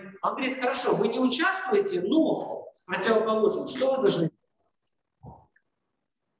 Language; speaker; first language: Russian; native; Russian